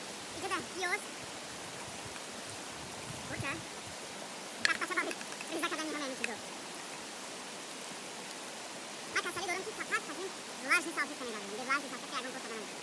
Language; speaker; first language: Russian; non-native, local second language; Tajik